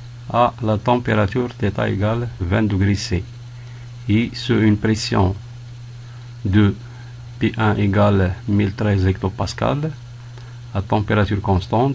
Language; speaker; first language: French; non-native, local second language; Arabic